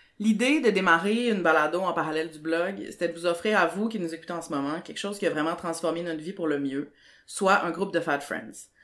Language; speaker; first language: French; native; French